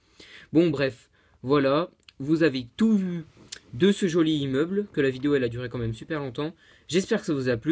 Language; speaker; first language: French; native; French